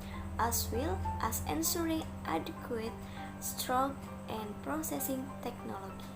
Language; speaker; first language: English; non-native, learner; Indonesian